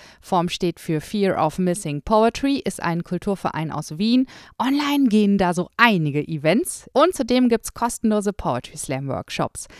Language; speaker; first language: German; native; German